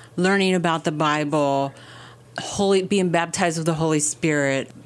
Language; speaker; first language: English; native; English